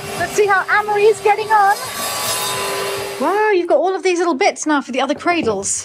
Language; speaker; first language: English; native; English